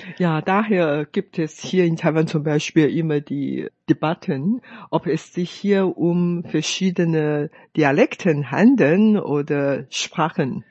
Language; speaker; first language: German; non-native, fluent; Hakka Chinese